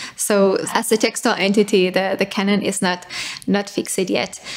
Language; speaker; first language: English; non-native, fluent; Finnish